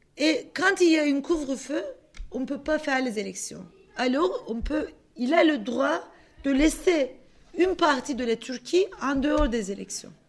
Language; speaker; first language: French; non-native, fluent; Turkish